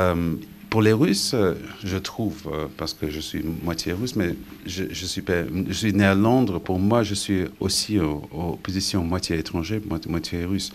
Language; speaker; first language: French; non-native, fluent; English